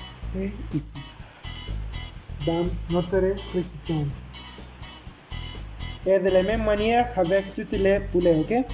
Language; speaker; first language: French; non-native, learner; Spanish